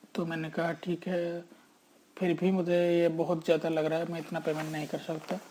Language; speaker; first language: Hindi; native; Hindi